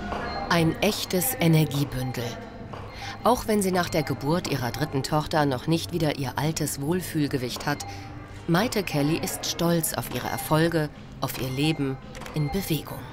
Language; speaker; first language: German; native; German